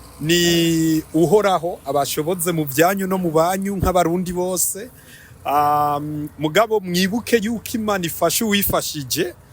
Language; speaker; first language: Rundi; early bilingual, heritage; Rundi